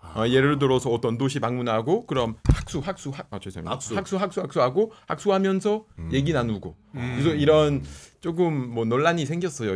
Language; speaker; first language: Korean; non-native, fluent; French